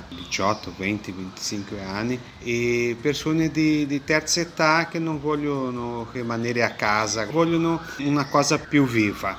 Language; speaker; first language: Italian; early bilingual, heritage; Italian